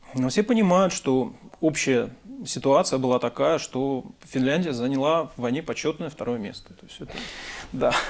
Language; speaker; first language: Russian; native; Russian